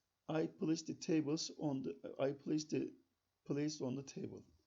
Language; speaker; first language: English; non-native, fluent; Turkish